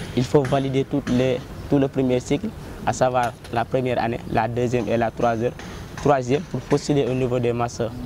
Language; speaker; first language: French; non-native, local second language; Wolof